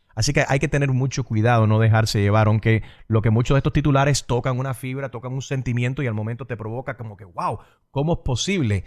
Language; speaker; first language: Spanish; early bilingual, heritage; Spanish